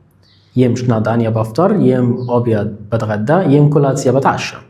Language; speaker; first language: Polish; non-native, learner; Arabic